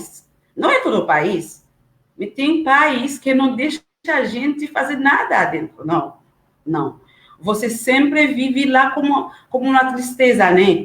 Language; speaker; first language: Portuguese; non-native, learner; Haitian Creole